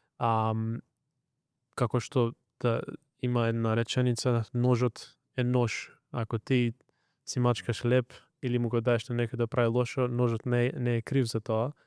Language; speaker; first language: Macedonian; early bilingual, heritage; Macedonian